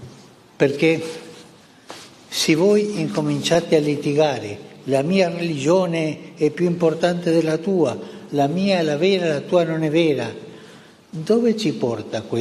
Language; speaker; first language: Italian; non-native, fluent; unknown